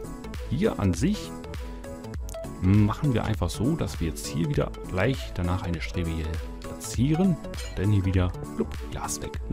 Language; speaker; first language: German; native; German